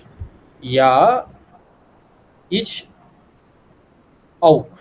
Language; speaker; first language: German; non-native, learner; Tamil